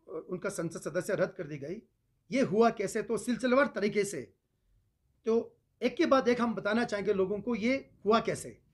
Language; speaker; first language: Hindi; non-native, local second language; Ladakhi